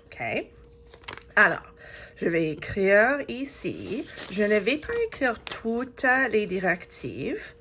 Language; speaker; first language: French; non-native, fluent; English